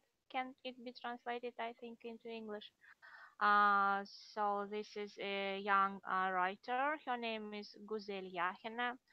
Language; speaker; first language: English; non-native, fluent; Russian